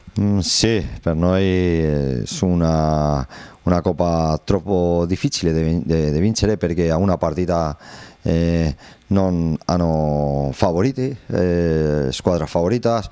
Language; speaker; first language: Italian; non-native, learner; Spanish